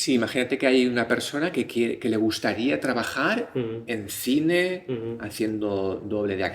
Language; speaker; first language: Spanish; native; Spanish